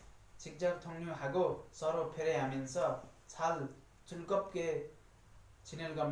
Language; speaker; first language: Korean; non-native, learner; Nepali